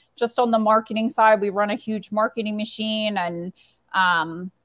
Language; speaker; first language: English; native; English